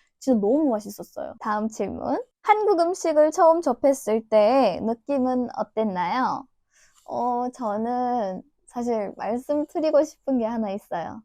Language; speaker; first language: Korean; non-native, fluent; Turkish